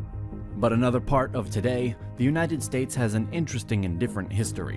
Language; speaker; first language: English; non-native, fluent; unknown